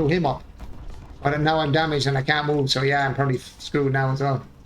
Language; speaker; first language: English; native; English